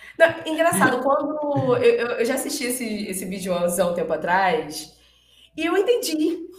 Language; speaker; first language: Portuguese; native; Portuguese